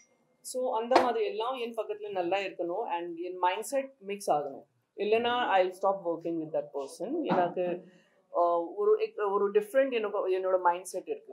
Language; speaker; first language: Tamil; non-native, local second language; Gujarati